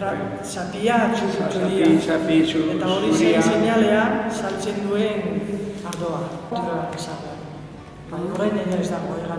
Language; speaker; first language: Basque; non-native, local second language; Spanish